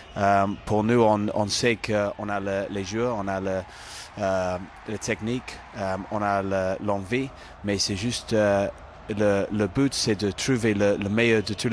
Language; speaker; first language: French; non-native, fluent; English